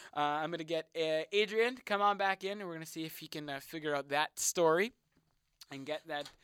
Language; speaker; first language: English; native; English